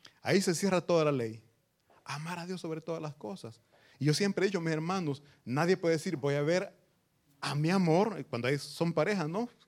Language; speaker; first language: Spanish; native; Spanish